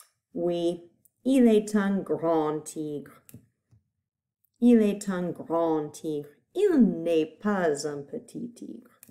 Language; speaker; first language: French; non-native, fluent; English